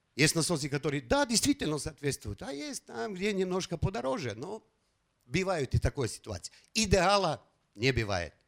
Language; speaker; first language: Russian; non-native, fluent; Slovenian